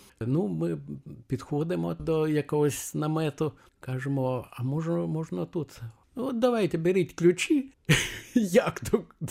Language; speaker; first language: Ukrainian; non-native, fluent; Lithuanian